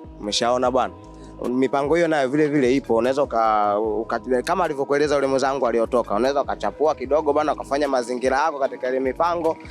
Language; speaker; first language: Swahili; native; Swahili